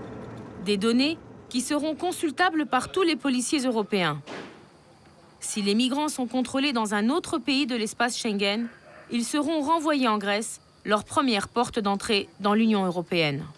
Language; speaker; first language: French; native; French